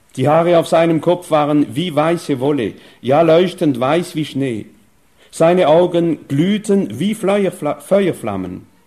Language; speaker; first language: German; non-native, fluent; French